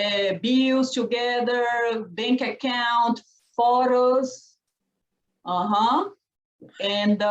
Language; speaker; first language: English; non-native, learner; Portuguese